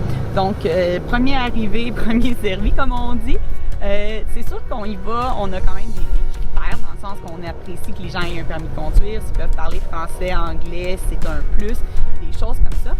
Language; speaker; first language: French; native; French